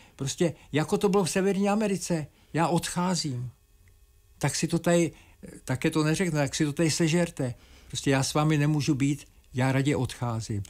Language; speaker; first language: Czech; native; Czech